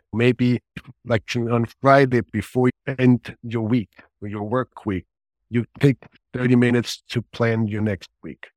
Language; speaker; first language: English; non-native, fluent; German